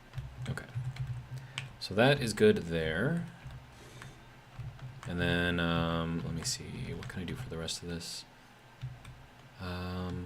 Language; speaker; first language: English; native; English